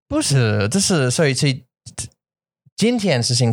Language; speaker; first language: Chinese; non-native, learner; English